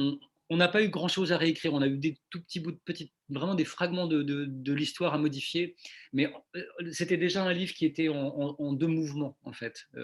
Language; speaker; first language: French; native; French